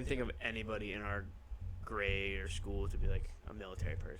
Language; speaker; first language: English; native; English